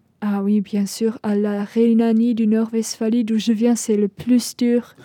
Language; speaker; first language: French; non-native, fluent; German